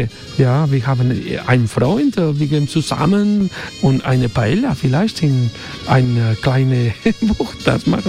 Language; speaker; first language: German; non-native, learner; Spanish